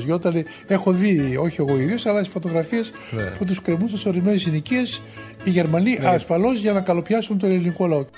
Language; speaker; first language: Greek; native; Greek